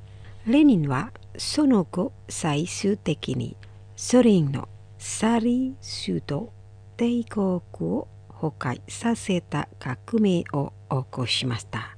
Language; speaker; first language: Japanese; non-native, fluent; Indonesian